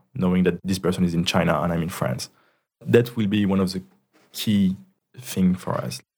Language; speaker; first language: English; non-native, fluent; French